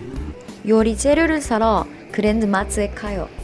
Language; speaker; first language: Korean; non-native, fluent; Spanish